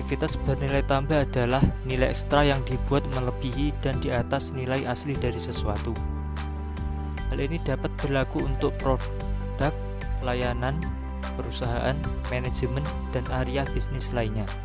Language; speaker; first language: Indonesian; native; Indonesian